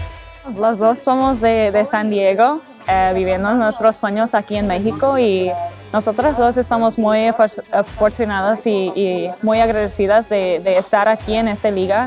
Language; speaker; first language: Spanish; early bilingual, heritage; English